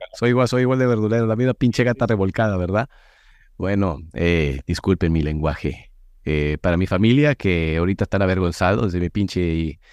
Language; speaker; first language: Spanish; native; Spanish